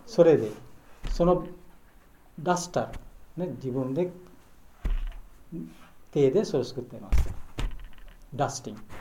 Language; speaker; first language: Japanese; non-native, learner; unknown